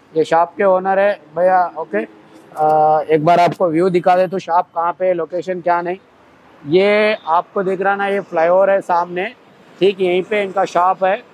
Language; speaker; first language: Hindi; non-native, local second language; Telugu